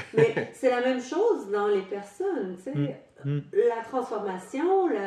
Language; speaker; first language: French; non-native, local second language; English